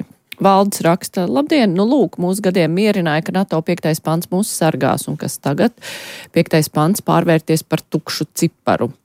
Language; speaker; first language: Latvian; native; Latvian